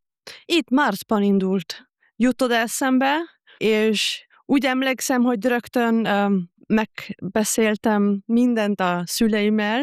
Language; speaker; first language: Hungarian; non-native, fluent; German